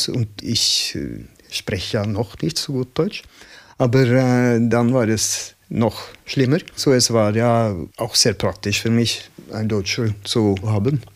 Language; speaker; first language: German; non-native, learner; Norwegian